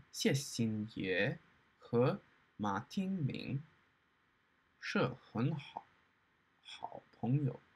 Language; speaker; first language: Chinese; non-native, fluent; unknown